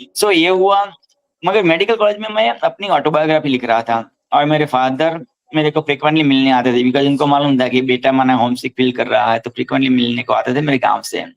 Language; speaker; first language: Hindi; non-native, local second language; Gujarati